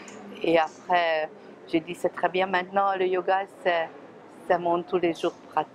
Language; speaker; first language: French; non-native, fluent; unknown